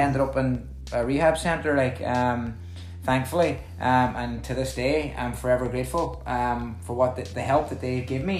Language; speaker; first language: English; native; English